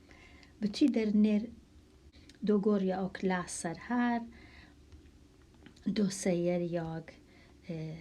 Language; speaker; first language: Swedish; non-native, fluent; Kurdish